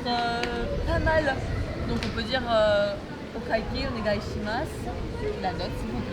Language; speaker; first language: French; native; French